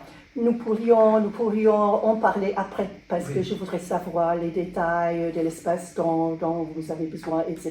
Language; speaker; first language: French; non-native, learner; English